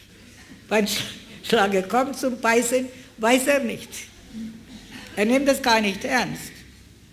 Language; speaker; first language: German; non-native, fluent; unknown